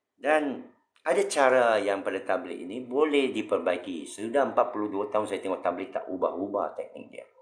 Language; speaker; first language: Malay; non-native, local second language; Chinese